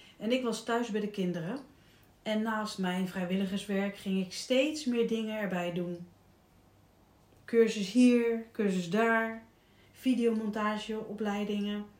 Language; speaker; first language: Dutch; native; Dutch